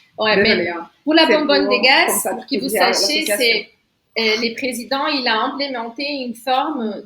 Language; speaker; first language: French; non-native, fluent; Portuguese